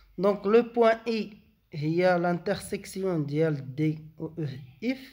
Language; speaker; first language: French; non-native, local second language; Arabic